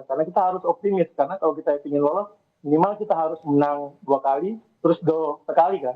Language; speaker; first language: Indonesian; native; Indonesian